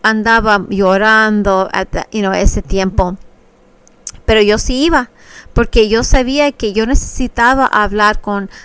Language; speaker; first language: Spanish; early bilingual, other home language; English